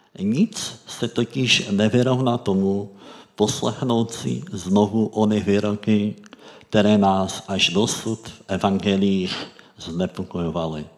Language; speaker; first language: Czech; native; Czech